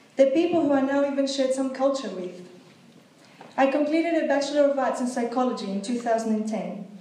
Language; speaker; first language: English; non-native, fluent; Greek